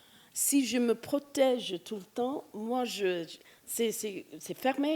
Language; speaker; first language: French; non-native, fluent; English